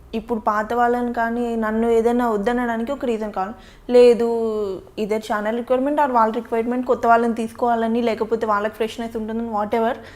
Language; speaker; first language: Telugu; native; Telugu